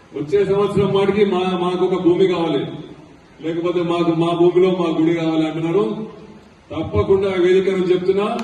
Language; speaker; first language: Telugu; native; Telugu